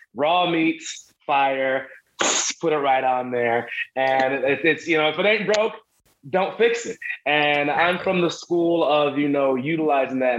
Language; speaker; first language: English; native; English